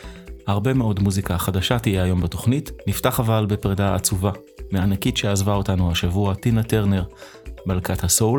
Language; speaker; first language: Hebrew; native; Hebrew